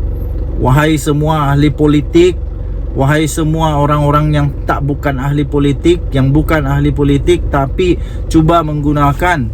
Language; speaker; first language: Malay; native; Malay